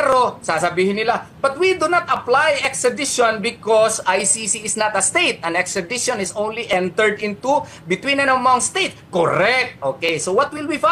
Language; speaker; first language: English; non-native, local second language; Filipino